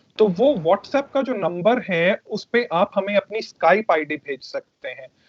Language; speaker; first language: Hindi; native; Hindi